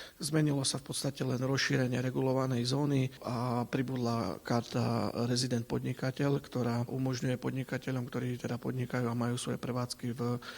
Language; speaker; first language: Slovak; native; Slovak